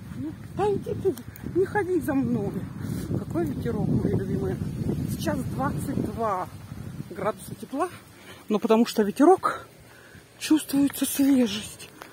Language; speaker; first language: Russian; non-native, local second language; Tajik